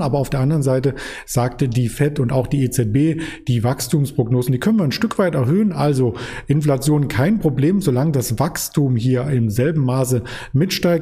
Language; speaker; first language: German; native; German